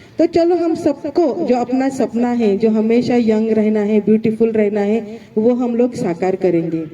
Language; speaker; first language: Hindi; non-native, local second language; Marathi